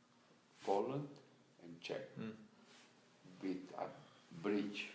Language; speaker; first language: English; non-native, learner; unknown